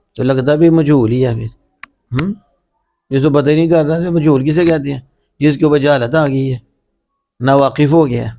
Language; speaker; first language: Urdu; non-native, local second language; Punjabi